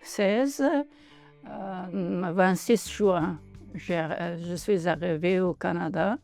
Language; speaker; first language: French; non-native, learner; Persian